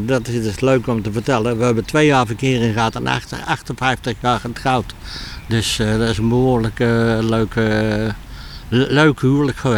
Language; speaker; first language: Dutch; native; Dutch